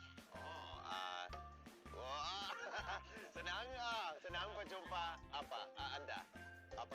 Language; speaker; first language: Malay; non-native, learner; English